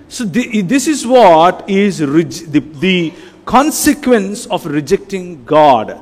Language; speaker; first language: English; non-native, local second language; Telugu